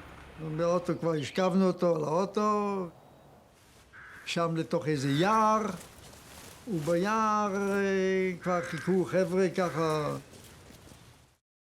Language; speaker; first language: Hebrew; non-native, fluent; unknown